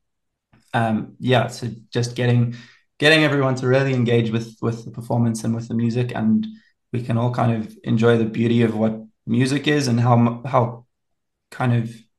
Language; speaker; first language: English; native; English